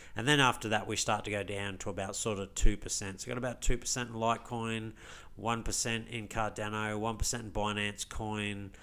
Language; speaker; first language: English; native; English